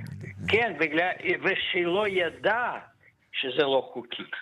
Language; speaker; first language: Hebrew; non-native, fluent; Russian